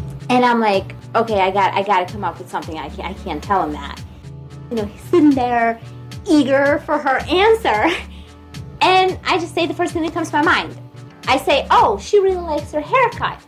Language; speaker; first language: English; non-native, fluent; Russian